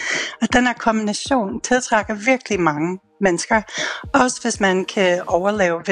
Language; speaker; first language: Danish; non-native, fluent; English